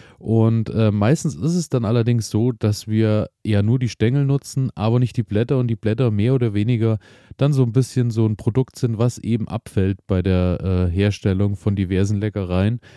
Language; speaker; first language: German; native; German